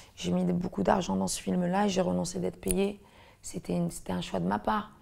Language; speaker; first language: French; native; French